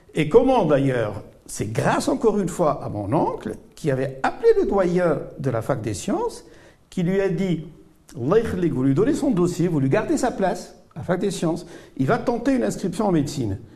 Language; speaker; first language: French; non-native, local second language; Arabic